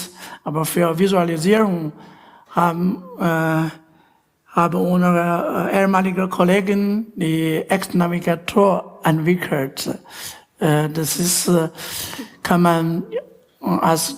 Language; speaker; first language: German; non-native, learner; Chinese